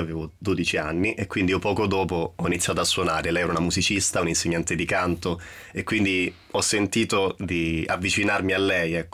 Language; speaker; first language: Italian; native; Italian